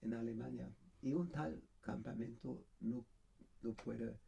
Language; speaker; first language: Spanish; non-native, fluent; German